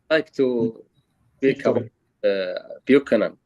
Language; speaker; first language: English; non-native, learner; Arabic